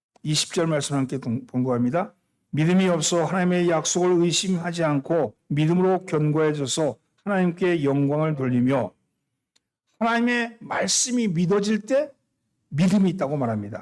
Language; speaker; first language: Korean; native; Korean